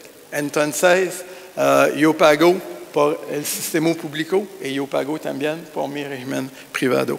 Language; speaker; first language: Spanish; non-native, learner; French